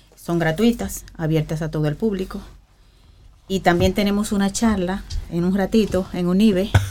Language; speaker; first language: Spanish; native; Spanish